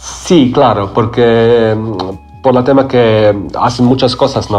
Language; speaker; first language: Spanish; non-native, learner; Croatian